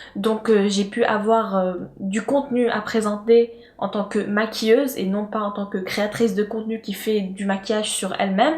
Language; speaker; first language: French; non-native, local second language; Arabic